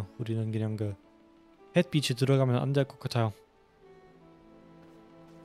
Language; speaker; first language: Korean; non-native, fluent; German